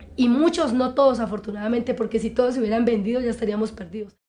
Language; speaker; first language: Spanish; native; Spanish